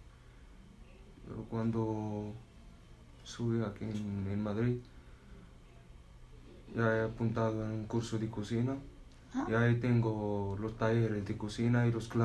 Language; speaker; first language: Spanish; non-native, learner; Arabic